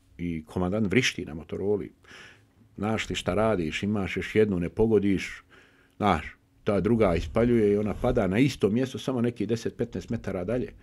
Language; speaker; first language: Bosnian; native; Bosnian